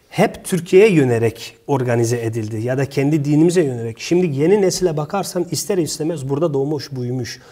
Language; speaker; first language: Turkish; early bilingual, heritage; Turkish